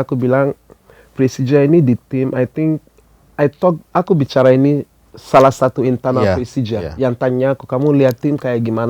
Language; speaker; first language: Indonesian; non-native, fluent; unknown